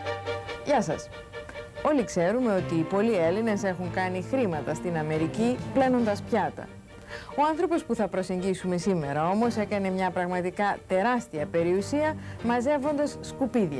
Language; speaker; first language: Greek; native; Greek